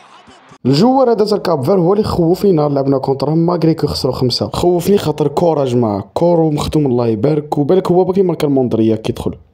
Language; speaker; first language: Arabic; native; Arabic